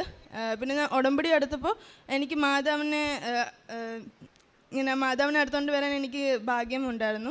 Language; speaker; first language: Malayalam; early bilingual, heritage; Malayalam